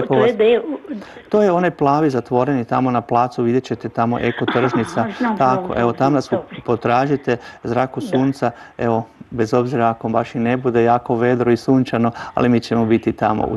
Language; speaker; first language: Croatian; native; Croatian